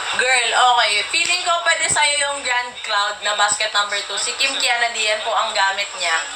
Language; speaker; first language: Filipino; non-native, local second language; Cebuano